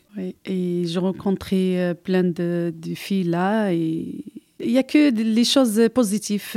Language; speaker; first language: French; non-native, local second language; Arabic